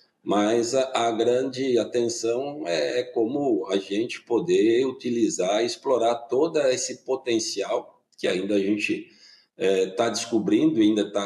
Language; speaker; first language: Portuguese; native; Portuguese